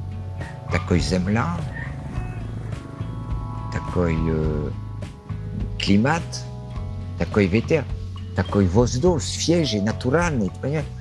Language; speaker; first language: Russian; non-native, learner; French